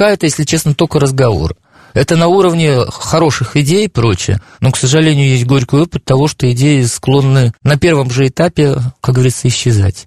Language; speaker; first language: Russian; native; Russian